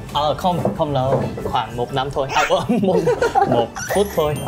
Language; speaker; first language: Vietnamese; non-native, fluent; Korean